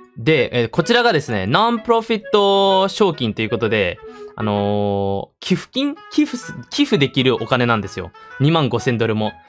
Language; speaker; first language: Japanese; early bilingual, heritage; Japanese